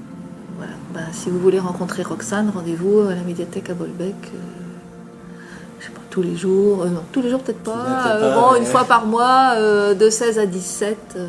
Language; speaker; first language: French; native; French